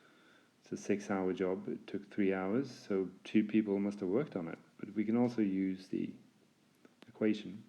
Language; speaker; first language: English; non-native, fluent; Norwegian